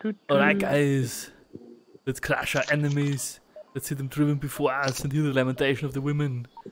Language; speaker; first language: English; non-native, fluent; German